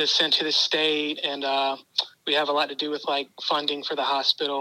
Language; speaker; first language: English; native; English